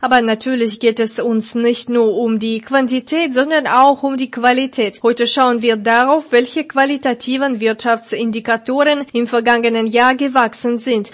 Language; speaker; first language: German; non-native, fluent; Russian